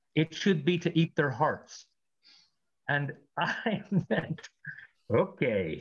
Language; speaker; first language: English; native; English